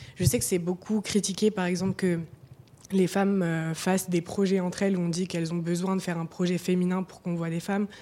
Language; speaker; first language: French; native; French